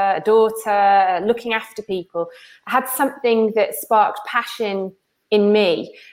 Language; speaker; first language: English; native; English